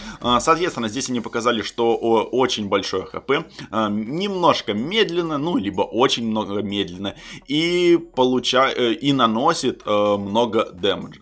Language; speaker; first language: Russian; native; Russian